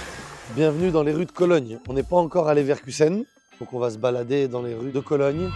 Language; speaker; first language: French; native; French